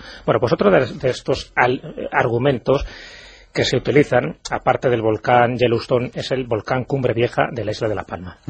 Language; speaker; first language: Spanish; native; Spanish